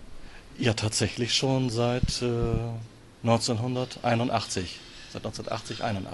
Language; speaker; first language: German; native; German